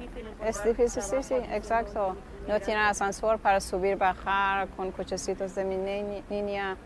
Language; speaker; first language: Spanish; non-native, learner; Persian